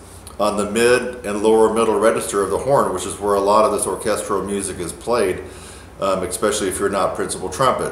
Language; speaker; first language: English; native; English